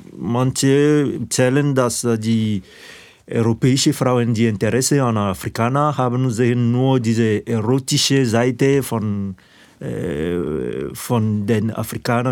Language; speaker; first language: German; non-native, fluent; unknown